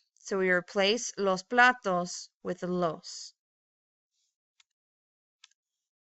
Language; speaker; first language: Spanish; non-native, fluent; English